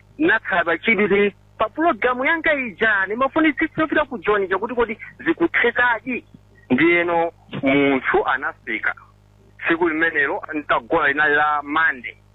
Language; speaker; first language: Nyanja; non-native, local second language; Tumbuka